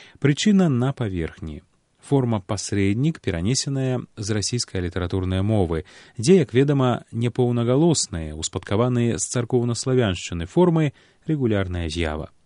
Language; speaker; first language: Belarusian; native; Belarusian